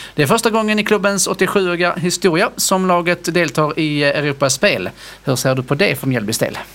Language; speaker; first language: Swedish; native; Swedish